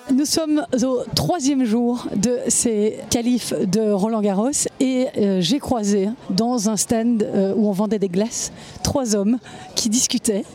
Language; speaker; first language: French; native; French